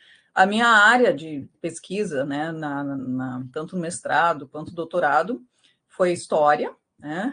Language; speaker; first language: Portuguese; native; Portuguese